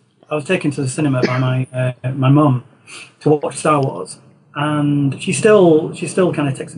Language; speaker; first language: English; native; English